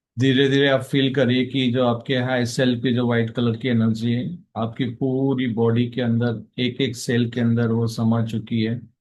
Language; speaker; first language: Hindi; native; Hindi